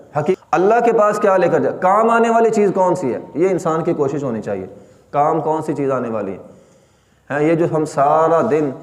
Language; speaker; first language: Urdu; native; Urdu